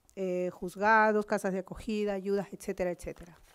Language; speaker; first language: Spanish; native; Spanish